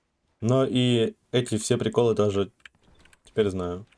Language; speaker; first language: Russian; native; Russian